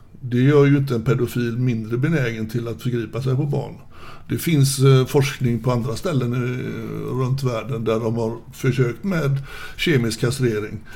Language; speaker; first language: Swedish; native; Swedish